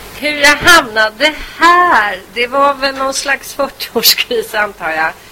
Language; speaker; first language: Swedish; native; Swedish